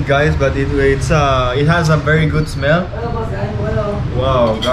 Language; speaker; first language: English; non-native, fluent; Spanish